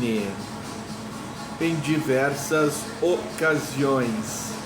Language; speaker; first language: Portuguese; native; Portuguese